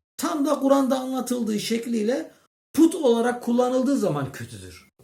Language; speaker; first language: Turkish; early bilingual, heritage; Turkish